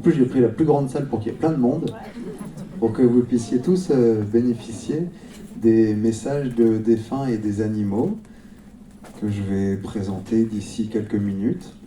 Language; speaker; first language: French; native; French